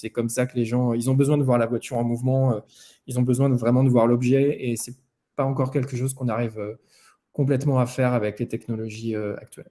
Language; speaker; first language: French; native; French